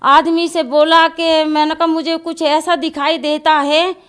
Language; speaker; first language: Hindi; native; Hindi